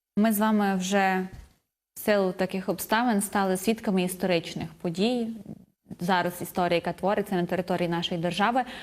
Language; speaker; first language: Ukrainian; native; Ukrainian